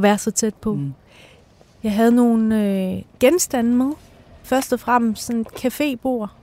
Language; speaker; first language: Danish; early bilingual, other home language; Persian